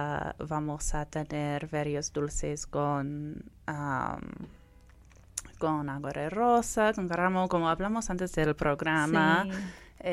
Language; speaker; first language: Spanish; non-native, fluent; English